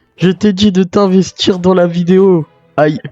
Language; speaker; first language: French; native; French